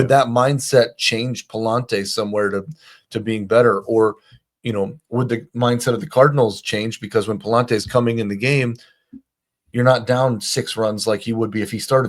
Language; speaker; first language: English; native; English